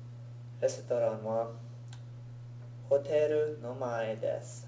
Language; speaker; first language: Japanese; non-native, learner; English